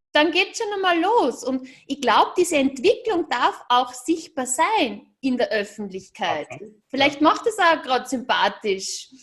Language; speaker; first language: German; native; German